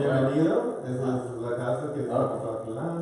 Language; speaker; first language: Spanish; non-native, fluent; English